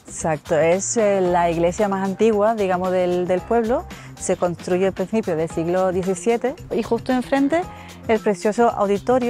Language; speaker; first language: Spanish; native; Spanish